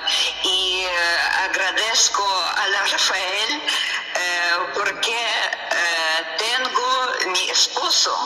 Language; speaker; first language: Spanish; non-native, learner; Russian